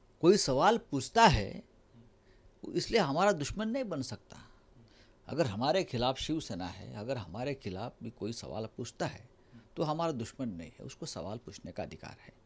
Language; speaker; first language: Hindi; non-native, local second language; Marathi